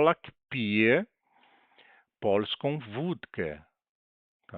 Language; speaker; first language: Polish; non-native, learner; Portuguese